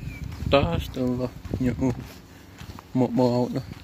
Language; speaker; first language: Finnish; native; Finnish